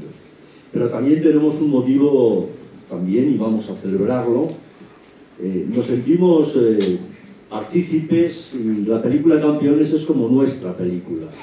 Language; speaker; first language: Spanish; native; Spanish